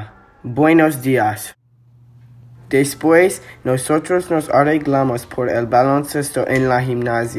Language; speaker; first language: Spanish; non-native, learner; English